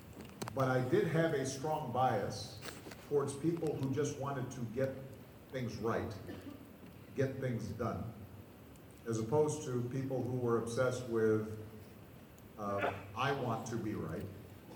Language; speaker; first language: English; native; English